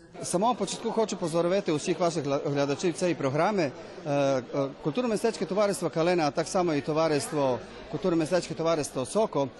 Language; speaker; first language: Ukrainian; early bilingual, heritage; Ukrainian